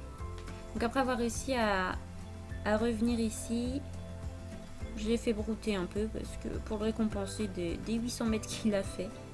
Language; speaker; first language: French; native; French